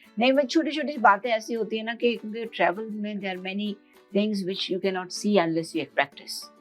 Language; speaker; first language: Urdu; native; Urdu